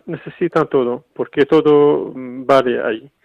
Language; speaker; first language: Spanish; non-native, fluent; Arabic